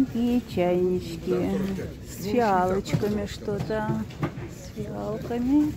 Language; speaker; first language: Russian; native; Russian